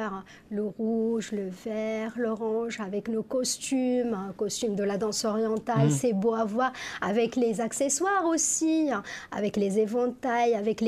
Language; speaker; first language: French; non-native, local second language; Arabic